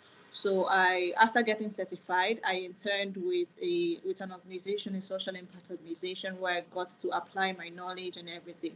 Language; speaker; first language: English; non-native, local second language; Igbo